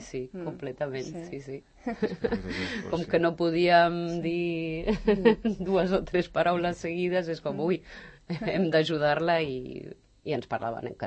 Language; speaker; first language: Catalan; non-native, fluent; Portuguese